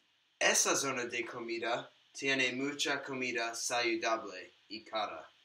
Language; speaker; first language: Spanish; non-native, learner; English